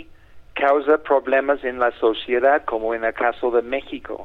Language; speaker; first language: Spanish; non-native, fluent; English